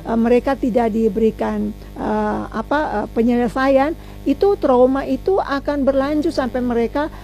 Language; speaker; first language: Indonesian; native; Indonesian